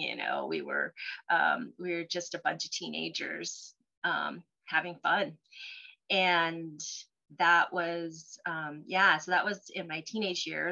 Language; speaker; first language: English; early bilingual, other home language; Cantonese